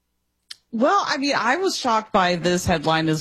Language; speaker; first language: English; native; English